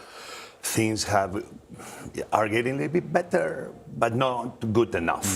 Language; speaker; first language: English; non-native, fluent; Spanish